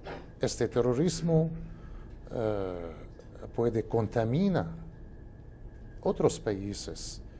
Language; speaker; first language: Spanish; non-native, fluent; Arabic